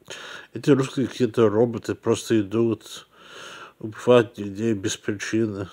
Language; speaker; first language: Russian; early bilingual, heritage; Russian